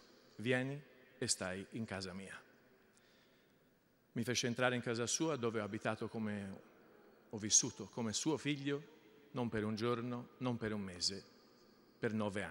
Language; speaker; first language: Italian; non-native, fluent; Albanian